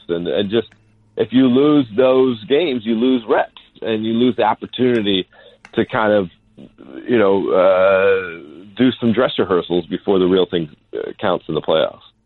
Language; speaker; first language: English; native; English